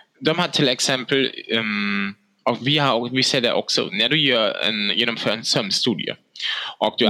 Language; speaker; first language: Swedish; non-native, fluent; German